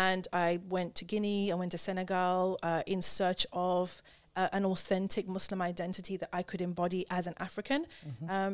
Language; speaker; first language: English; native; English